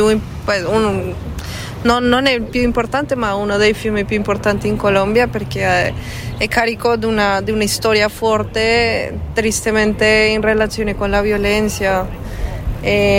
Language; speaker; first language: Italian; non-native, fluent; Spanish